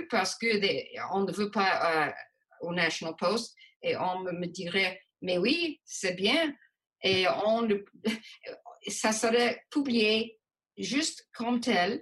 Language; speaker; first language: French; non-native, local second language; English